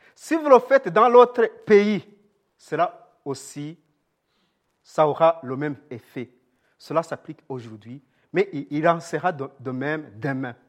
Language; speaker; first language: French; non-native, local second language; Rundi